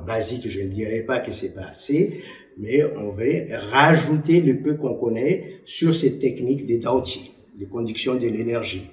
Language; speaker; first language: French; non-native, local second language; Malagasy